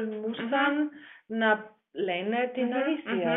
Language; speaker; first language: Greek; non-native, learner; German